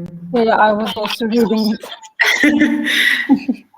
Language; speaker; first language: English; non-native, fluent; Turkish